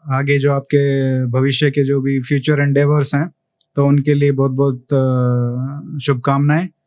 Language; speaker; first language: Hindi; native; Hindi